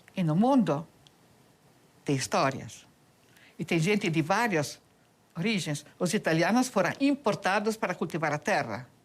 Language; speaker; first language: Portuguese; non-native, fluent; Italian